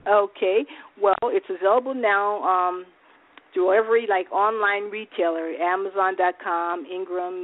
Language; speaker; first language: English; native; English